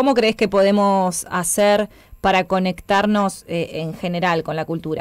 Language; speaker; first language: Spanish; native; Spanish